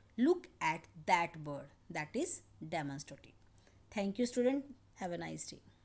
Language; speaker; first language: Hindi; native; Hindi